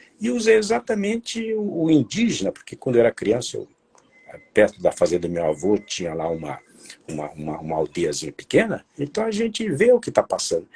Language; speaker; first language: Portuguese; native; Portuguese